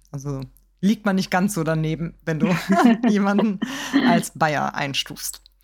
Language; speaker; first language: German; native; German